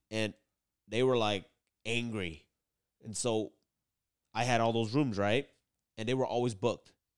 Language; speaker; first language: English; early bilingual, other home language; Vietnamese